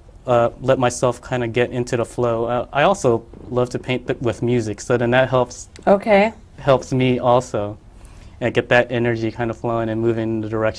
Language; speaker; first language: English; early bilingual, other home language; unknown